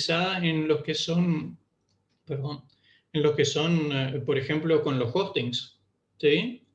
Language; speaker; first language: Spanish; native; Spanish